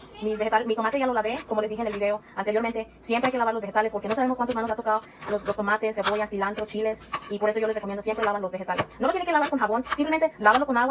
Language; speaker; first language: Spanish; early bilingual, heritage; Spanish